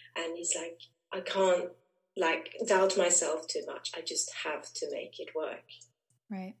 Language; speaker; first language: English; non-native, fluent; Swedish